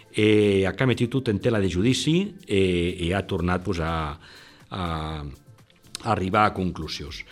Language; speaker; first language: Catalan; non-native, local second language; Occitan